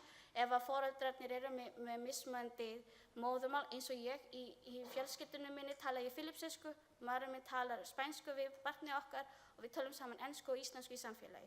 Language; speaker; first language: Icelandic; non-native, learner; Filipino